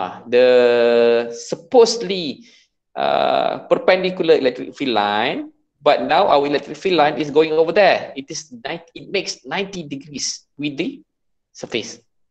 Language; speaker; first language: English; non-native, local second language; Malay